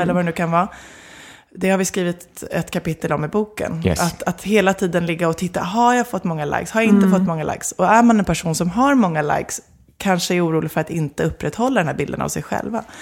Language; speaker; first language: Swedish; native; Swedish